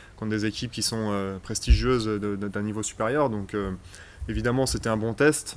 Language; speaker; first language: French; native; French